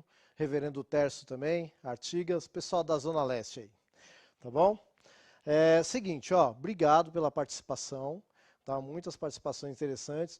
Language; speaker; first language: Portuguese; native; Portuguese